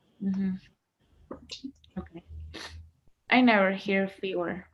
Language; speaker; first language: English; non-native, learner; Spanish